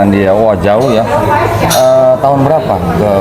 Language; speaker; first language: Indonesian; native; Indonesian